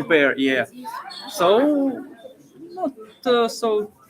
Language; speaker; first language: English; non-native, learner; Russian